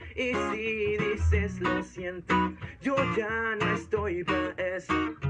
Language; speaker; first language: Spanish; native; Spanish